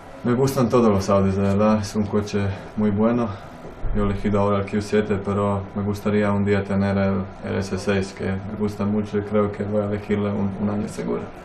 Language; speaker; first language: Spanish; non-native, fluent; Croatian